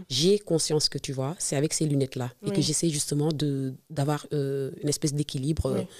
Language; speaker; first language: French; non-native, local second language; Serer